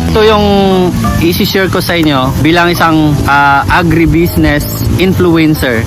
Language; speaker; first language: Filipino; native; Filipino